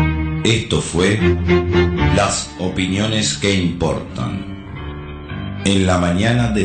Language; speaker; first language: Spanish; native; Spanish